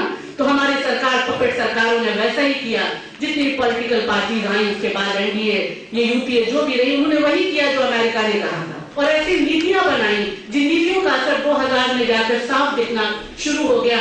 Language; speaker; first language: Hindi; native; Hindi